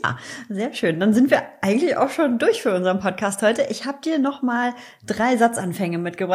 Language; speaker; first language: German; native; German